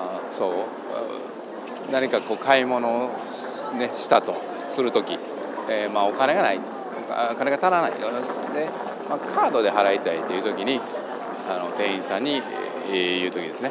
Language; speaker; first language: Japanese; native; Japanese